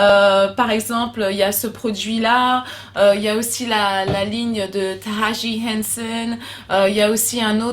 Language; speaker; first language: French; native; French